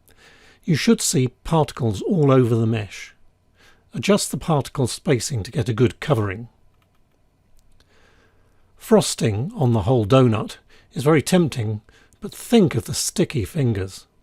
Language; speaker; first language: English; native; English